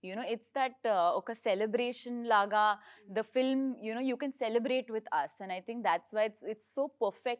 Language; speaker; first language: Telugu; non-native, learner; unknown